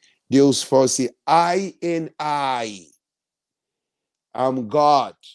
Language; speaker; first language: English; non-native, learner; Kabuverdianu